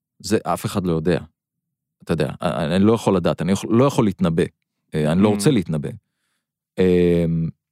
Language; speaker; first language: Hebrew; non-native, local second language; Arabic